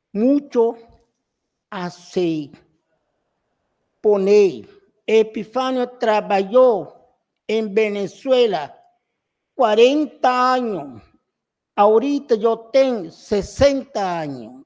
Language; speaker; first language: Portuguese; non-native, learner; Spanish